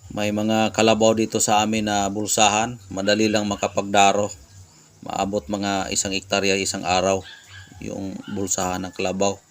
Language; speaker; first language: Filipino; non-native, local second language; Cebuano